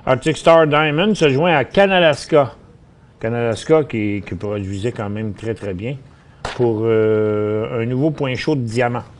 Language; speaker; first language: French; native; French